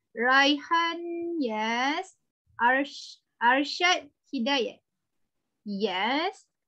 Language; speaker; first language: English; non-native, local second language; Malay